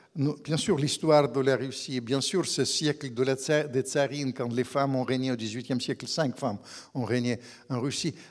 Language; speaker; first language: French; non-native, fluent; Ukrainian